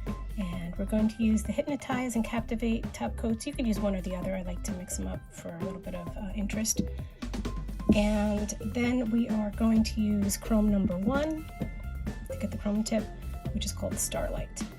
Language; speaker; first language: English; native; English